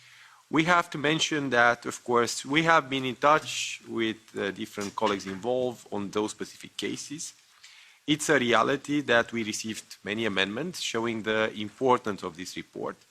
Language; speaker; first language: English; non-native, fluent; Romanian